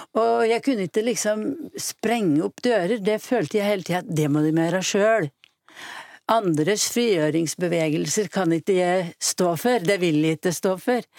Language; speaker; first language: Norwegian; native; Norwegian